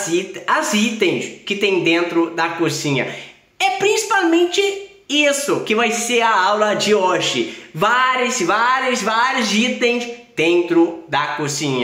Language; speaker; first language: Portuguese; non-native, fluent; Swedish